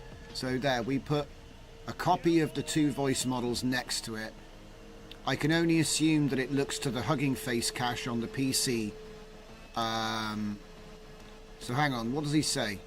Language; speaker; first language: English; native; English